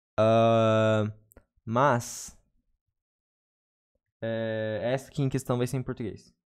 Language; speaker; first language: Portuguese; native; Portuguese